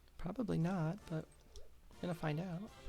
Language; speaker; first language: English; native; English